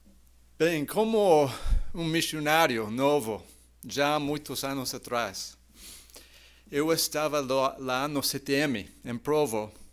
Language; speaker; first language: Portuguese; non-native, fluent; English